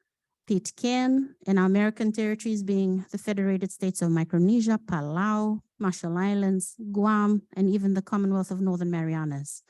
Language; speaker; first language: English; non-native, local second language; Fijian